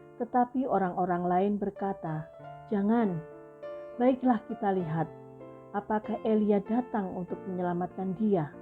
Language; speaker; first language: Indonesian; native; Indonesian